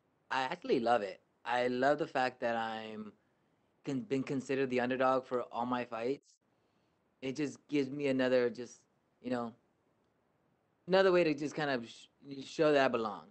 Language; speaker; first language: English; early bilingual, other home language; Spanish